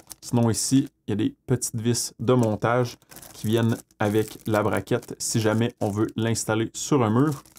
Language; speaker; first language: French; native; French